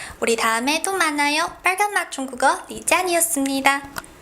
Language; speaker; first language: Korean; non-native, fluent; Chinese